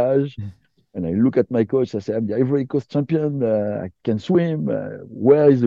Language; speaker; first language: English; non-native, fluent; French